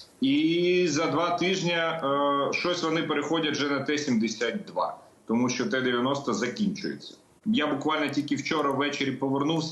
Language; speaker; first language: Ukrainian; native; Ukrainian